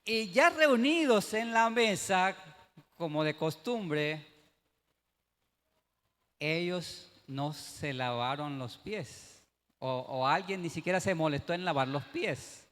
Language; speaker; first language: Spanish; native; Spanish